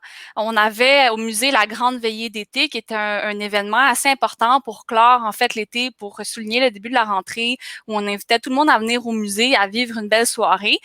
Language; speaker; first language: French; native; French